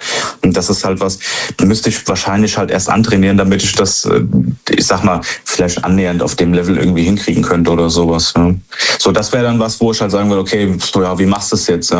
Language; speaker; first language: German; native; German